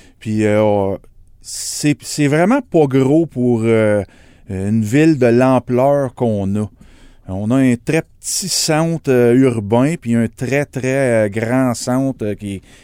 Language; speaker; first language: French; native; French